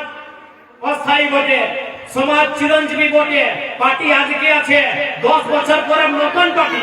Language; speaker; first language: Bangla; non-native, local second language; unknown